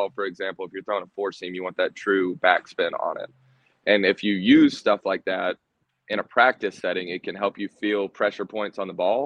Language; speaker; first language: English; native; English